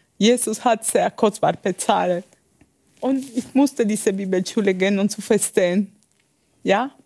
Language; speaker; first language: German; non-native, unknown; Spanish